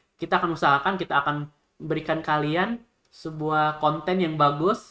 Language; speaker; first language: Indonesian; native; Indonesian